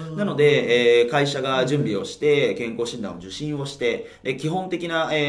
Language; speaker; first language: Japanese; native; Japanese